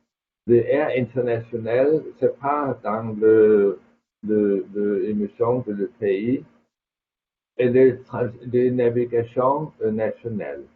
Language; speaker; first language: French; non-native, fluent; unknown